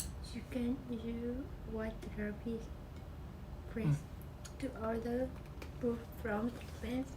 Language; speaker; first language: English; non-native, learner; Vietnamese